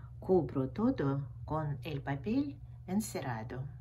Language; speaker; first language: Spanish; non-native, fluent; Russian